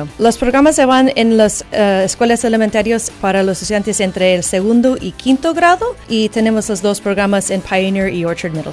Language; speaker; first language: Spanish; non-native, fluent; English